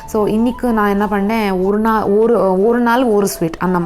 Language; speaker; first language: Tamil; non-native, learner; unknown